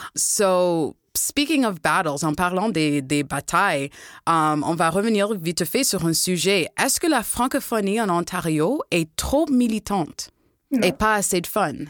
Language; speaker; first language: French; non-native, local second language; English